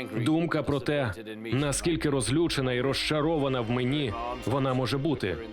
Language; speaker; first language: Ukrainian; non-native, fluent; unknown